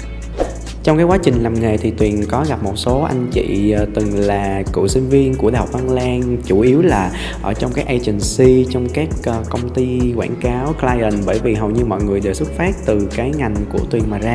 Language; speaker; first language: Vietnamese; native; Vietnamese